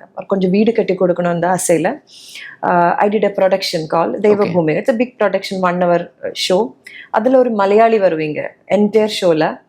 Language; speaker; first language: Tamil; non-native, learner; Malayalam